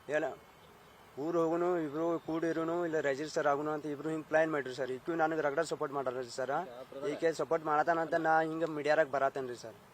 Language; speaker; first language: Kannada; native; Kannada